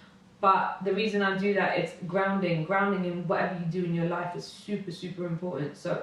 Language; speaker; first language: English; native; English